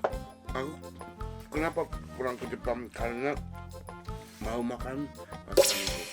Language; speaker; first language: Indonesian; non-native, fluent; Japanese